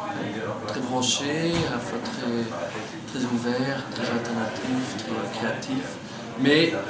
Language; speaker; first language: French; non-native, fluent; Dutch